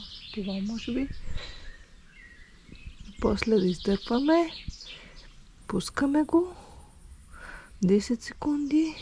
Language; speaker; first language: Bulgarian; native; Bulgarian